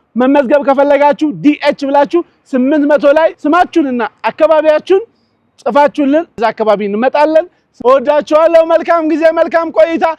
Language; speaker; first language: Amharic; non-native, local second language; Oromo